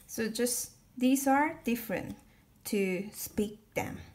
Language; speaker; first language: English; non-native, learner; Korean